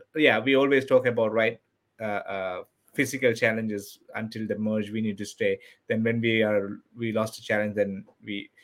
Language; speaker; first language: English; non-native, local second language; Tamil